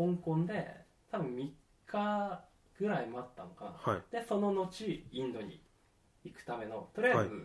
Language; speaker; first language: Japanese; native; Japanese